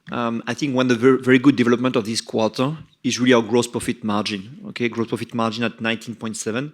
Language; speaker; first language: English; non-native, fluent; French